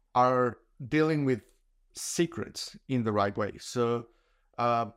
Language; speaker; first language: English; non-native, fluent; Spanish